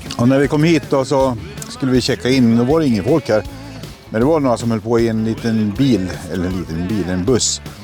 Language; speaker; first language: Swedish; native; Swedish